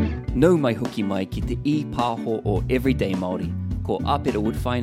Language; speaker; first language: Māori; non-native, local second language; English